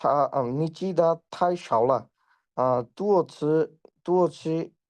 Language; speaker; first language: Chinese; non-native, learner; Bangla